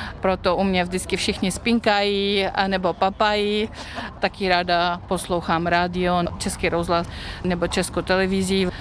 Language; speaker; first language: Czech; non-native, fluent; Russian